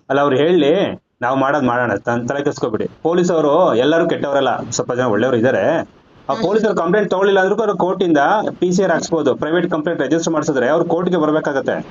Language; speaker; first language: Kannada; native; Kannada